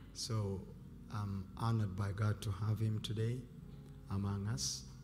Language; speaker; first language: English; non-native, local second language; Swahili